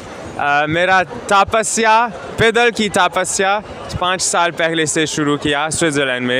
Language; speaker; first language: Hindi; non-native, learner; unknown